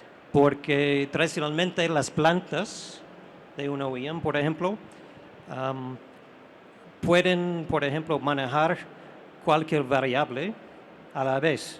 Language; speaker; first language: Spanish; non-native, fluent; English